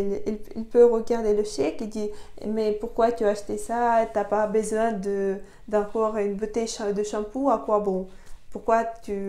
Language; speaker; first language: French; non-native, fluent; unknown